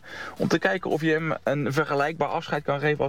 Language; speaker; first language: Dutch; native; Dutch